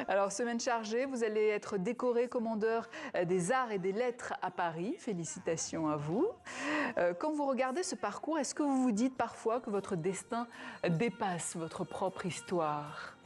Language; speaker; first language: French; native; French